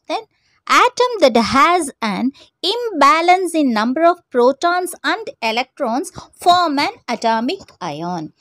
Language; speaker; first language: English; non-native, local second language; Tamil